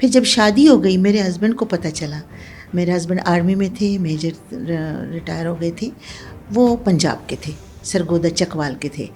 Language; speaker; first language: Urdu; non-native, local second language; Pashto